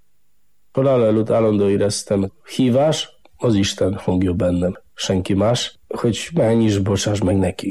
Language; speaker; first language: Hungarian; non-native, fluent; Polish